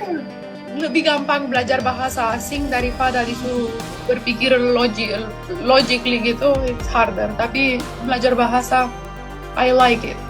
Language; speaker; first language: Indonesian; non-native, fluent; Romanian